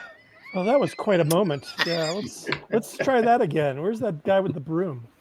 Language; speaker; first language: English; native; English